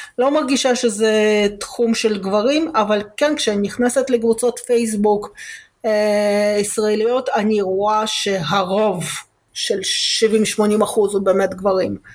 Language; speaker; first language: Hebrew; early bilingual, other home language; Russian